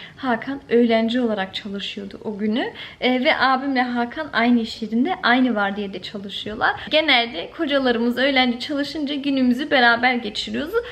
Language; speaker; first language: Turkish; early bilingual, heritage; Turkish